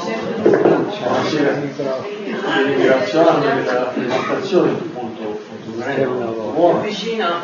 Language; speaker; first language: Italian; non-native, fluent; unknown